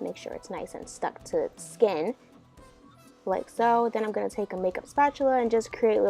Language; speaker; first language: English; native; English